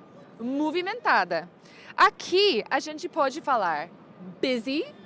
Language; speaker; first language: Portuguese; non-native, fluent; English